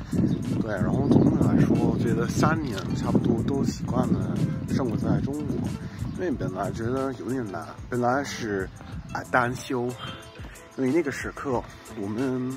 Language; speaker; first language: Chinese; non-native, fluent; English